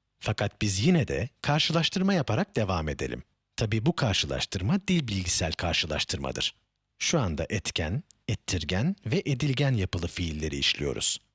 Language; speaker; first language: Turkish; native; Turkish